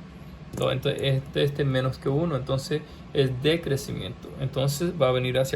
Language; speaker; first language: Spanish; early bilingual, heritage; Spanish